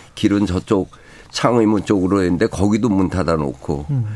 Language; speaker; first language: Korean; native; Korean